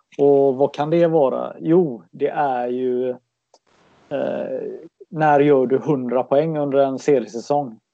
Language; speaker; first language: Swedish; native; Swedish